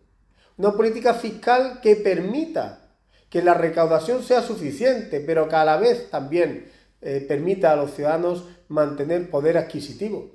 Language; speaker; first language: Spanish; native; Spanish